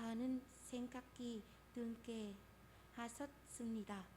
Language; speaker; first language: Korean; non-native, fluent; Vietnamese